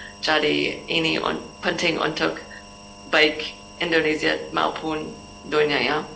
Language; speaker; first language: Indonesian; non-native, learner; English